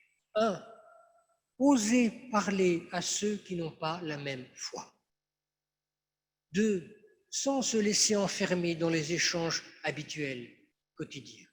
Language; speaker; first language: French; native; French